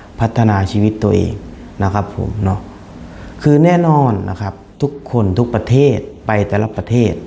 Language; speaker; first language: Thai; non-native, fluent; Khmer